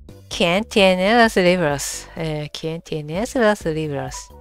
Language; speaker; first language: Spanish; non-native, learner; Japanese